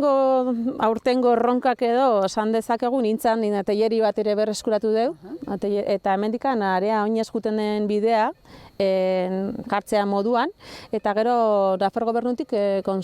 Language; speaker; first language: Basque; native; Basque